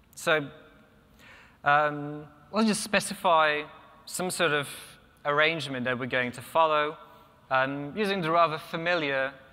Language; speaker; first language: English; non-native, fluent; Polish